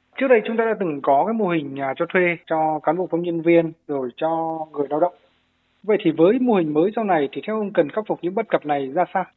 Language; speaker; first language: Vietnamese; native; Vietnamese